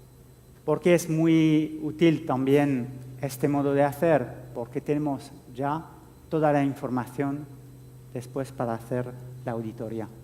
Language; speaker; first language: Spanish; non-native, fluent; French